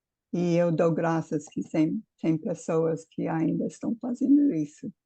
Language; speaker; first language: Portuguese; non-native, fluent; English